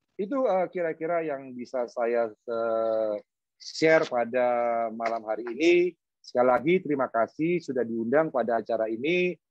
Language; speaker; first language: Indonesian; native; Indonesian